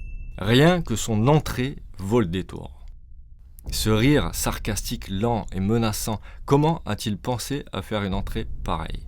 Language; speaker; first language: French; native; French